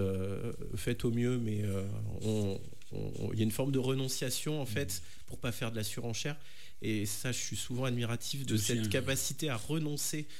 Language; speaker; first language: French; native; French